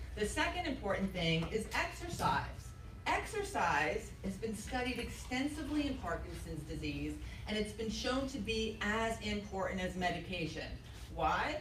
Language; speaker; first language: English; native; English